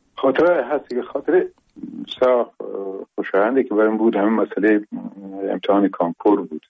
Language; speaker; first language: Persian; non-native, local second language; Pashto